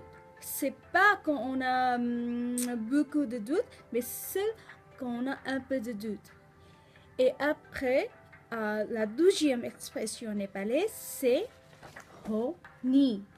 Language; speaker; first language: French; non-native, learner; Nepali